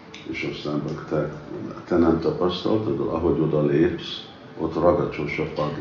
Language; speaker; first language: Hungarian; early bilingual, heritage; Hungarian